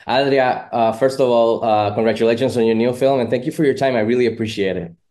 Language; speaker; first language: English; non-native, local second language; Spanish